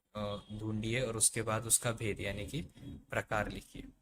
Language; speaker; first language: Hindi; non-native, local second language; Marathi